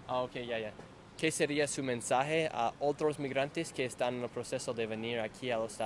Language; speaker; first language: Spanish; non-native, learner; English